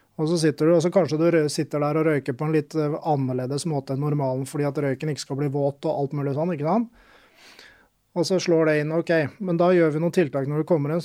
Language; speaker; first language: Norwegian; native; Norwegian